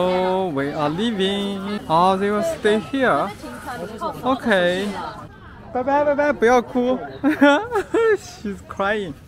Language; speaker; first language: English; non-native, local second language; Chinese